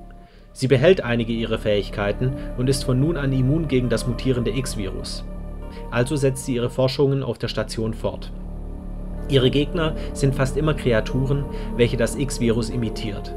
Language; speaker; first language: German; native; German